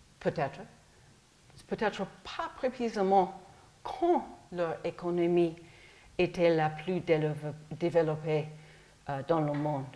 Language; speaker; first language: French; non-native, fluent; English